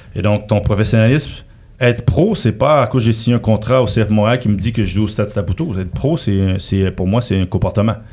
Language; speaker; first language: French; native; French